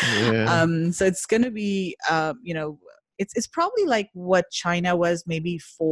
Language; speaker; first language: English; non-native, local second language; Hindi